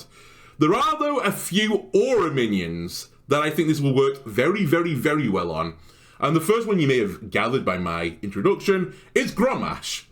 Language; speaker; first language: English; native; English